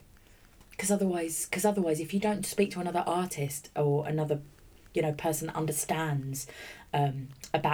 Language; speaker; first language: English; native; English